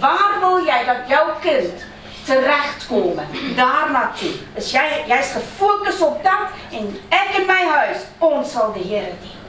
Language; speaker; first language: Dutch; non-native, fluent; Afrikaans